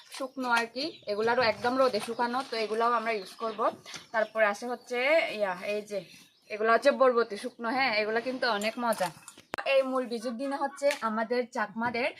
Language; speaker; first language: Bangla; non-native, local second language; Chakma